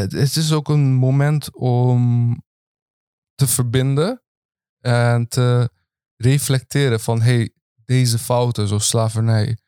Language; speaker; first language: Dutch; early bilingual, other home language; Arabic